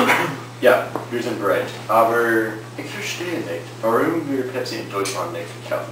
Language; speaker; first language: German; non-native, learner; English